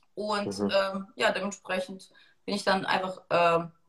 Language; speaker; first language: German; early bilingual, other home language; Russian